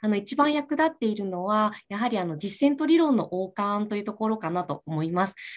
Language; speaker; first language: Japanese; native; Japanese